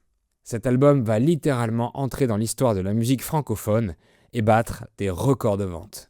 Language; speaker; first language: French; native; French